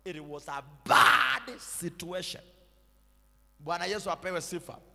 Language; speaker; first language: English; non-native, local second language; Swahili